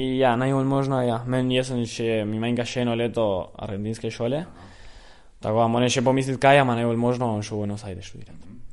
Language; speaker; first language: Slovenian; early bilingual, heritage; Slovenian